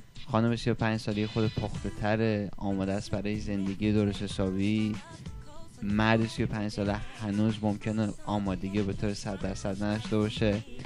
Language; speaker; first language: Persian; native; Persian